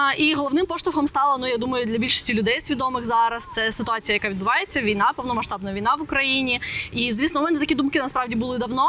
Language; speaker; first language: Ukrainian; non-native, local second language; Russian